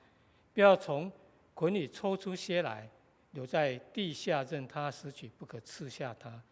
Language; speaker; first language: Chinese; native; Chinese